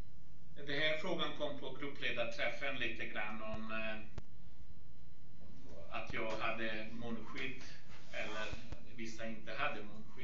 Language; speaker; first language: Swedish; non-native, fluent; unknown